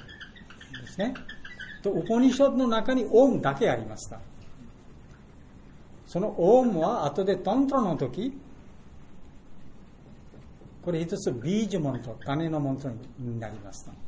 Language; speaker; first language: Japanese; non-native, fluent; Bangla